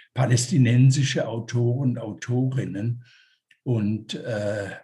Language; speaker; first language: German; native; German